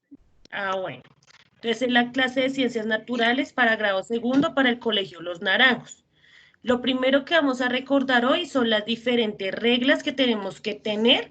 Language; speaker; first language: Spanish; native; Spanish